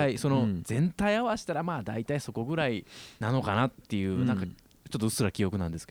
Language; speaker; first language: Japanese; native; Japanese